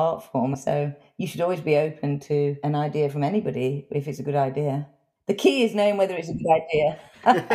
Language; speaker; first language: English; native; English